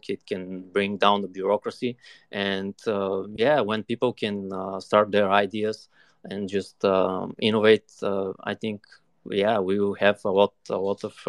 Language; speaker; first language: English; non-native, fluent; Bulgarian